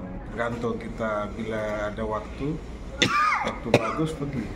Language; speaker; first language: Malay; non-native, local second language; Sasak